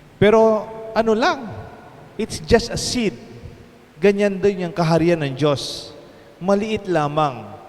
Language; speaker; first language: Filipino; non-native, local second language; Pampanga